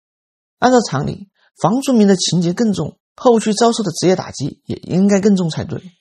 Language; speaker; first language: Chinese; native; Chinese